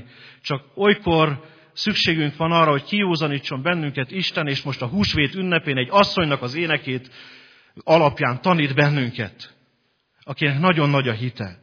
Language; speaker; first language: Hungarian; native; Hungarian